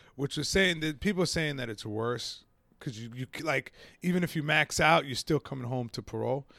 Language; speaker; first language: English; native; English